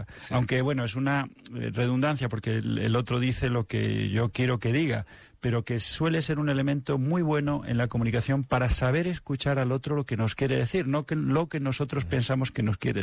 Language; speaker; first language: Spanish; native; Spanish